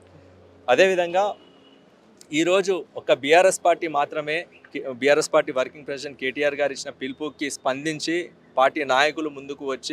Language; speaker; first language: Telugu; native; Telugu